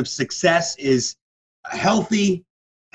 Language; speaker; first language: English; native; English